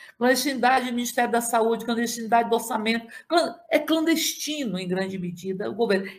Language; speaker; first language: Portuguese; native; Portuguese